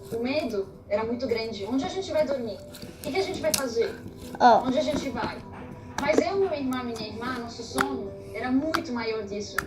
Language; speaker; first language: Portuguese; non-native, fluent; Arabic